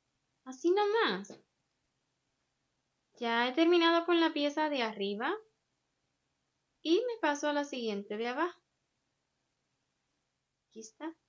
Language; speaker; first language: Spanish; native; Spanish